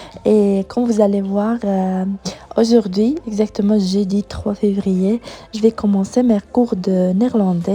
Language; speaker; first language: French; non-native, fluent; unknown